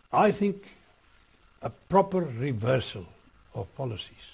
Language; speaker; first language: English; non-native, local second language; Afrikaans